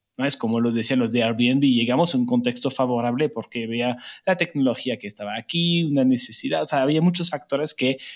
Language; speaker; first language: Spanish; non-native, fluent; French